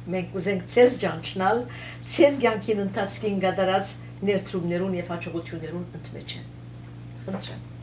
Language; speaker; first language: Armenian; early bilingual, heritage; Armenian